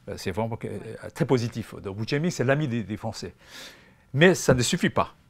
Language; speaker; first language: French; non-native, fluent; Chinese